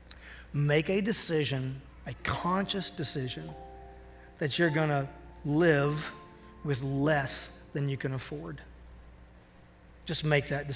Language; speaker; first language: English; native; English